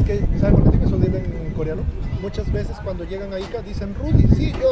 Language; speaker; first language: Spanish; native; Spanish